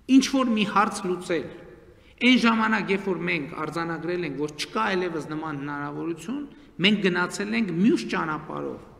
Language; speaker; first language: Armenian; native; Armenian